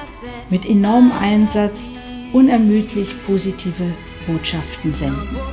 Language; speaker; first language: German; non-native, fluent; Haitian Creole